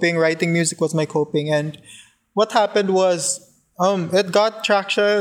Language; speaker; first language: English; non-native, local second language; Cebuano